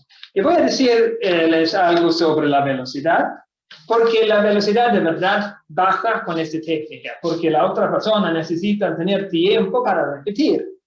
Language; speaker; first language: Spanish; non-native, fluent; Swedish